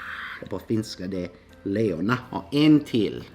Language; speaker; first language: Swedish; non-native, fluent; English